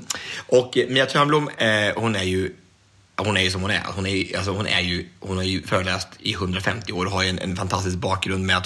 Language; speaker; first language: Swedish; native; Swedish